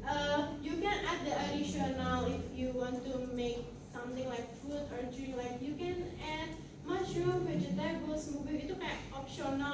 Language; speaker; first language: English; non-native, fluent; Indonesian